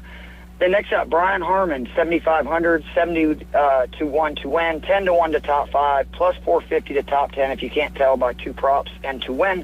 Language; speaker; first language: English; native; English